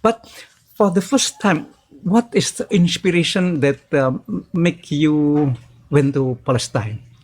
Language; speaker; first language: English; non-native, learner; Indonesian